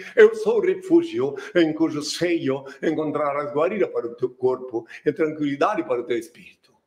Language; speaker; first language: Portuguese; non-native, fluent; French